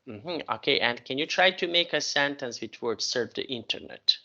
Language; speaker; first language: English; non-native, fluent; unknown